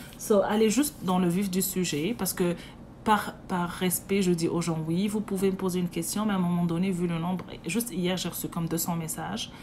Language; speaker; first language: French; non-native, local second language; Arabic